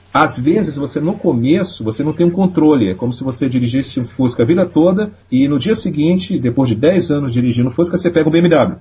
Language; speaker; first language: Portuguese; native; Portuguese